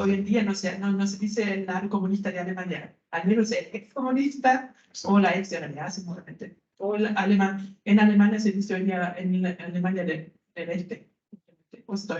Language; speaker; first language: Spanish; non-native, fluent; German